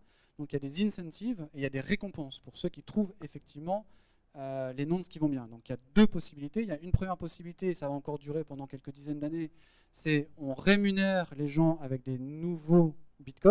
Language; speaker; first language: French; native; French